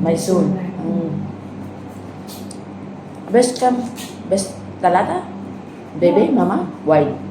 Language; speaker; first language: Arabic; non-native, learner; Filipino